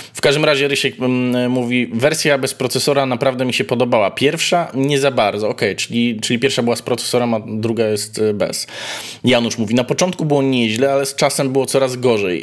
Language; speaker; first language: Polish; native; Polish